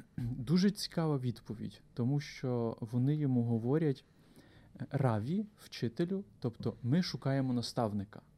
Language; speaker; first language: Ukrainian; native; Ukrainian